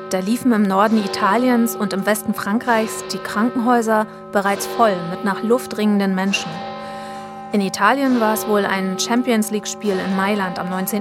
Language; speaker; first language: German; native; German